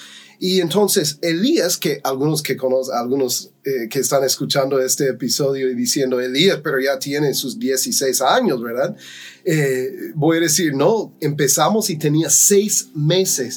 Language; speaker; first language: Spanish; non-native, fluent; English